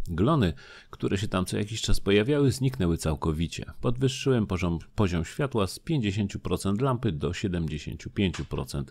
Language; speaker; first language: Polish; native; Polish